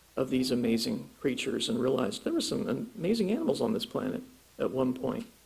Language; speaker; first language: English; native; English